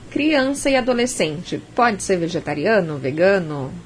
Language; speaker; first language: Portuguese; native; Portuguese